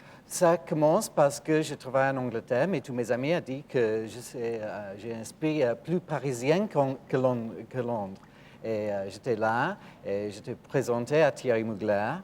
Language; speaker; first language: French; non-native, fluent; English